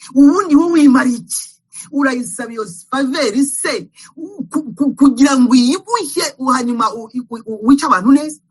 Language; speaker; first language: Kinyarwanda; native; Kinyarwanda